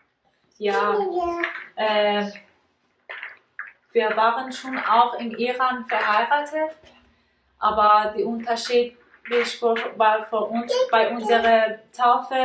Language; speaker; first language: German; non-native, learner; Persian